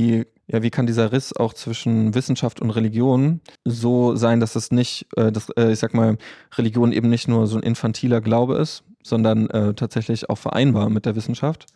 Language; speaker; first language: German; native; German